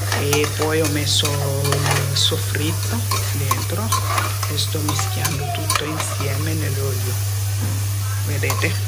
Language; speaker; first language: Italian; non-native, fluent; Wolof